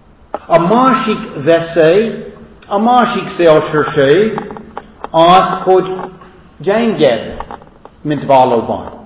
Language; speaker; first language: Hungarian; non-native, fluent; English